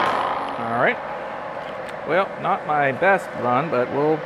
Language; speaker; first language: English; native; English